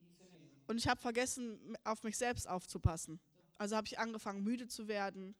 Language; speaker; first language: German; early bilingual, heritage; German